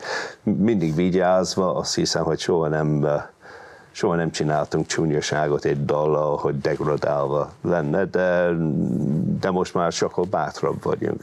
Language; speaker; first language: Hungarian; non-native, fluent; English